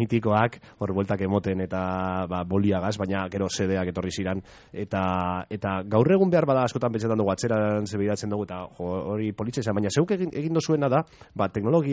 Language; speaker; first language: Basque; native; Basque